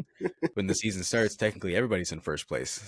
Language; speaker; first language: English; native; English